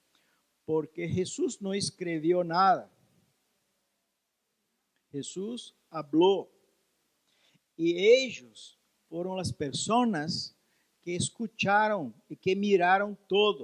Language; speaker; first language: Spanish; non-native, learner; Portuguese